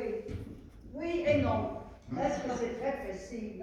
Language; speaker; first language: French; non-native, fluent; Vietnamese